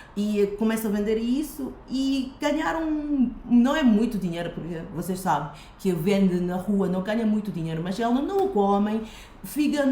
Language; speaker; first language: Portuguese; non-native, fluent; Chinese